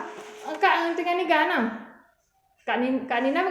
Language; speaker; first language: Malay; non-native, local second language; Achinese